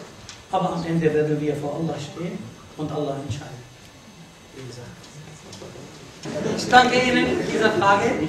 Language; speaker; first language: German; non-native, fluent; Arabic